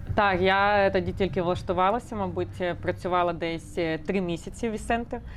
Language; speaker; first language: Ukrainian; native; Ukrainian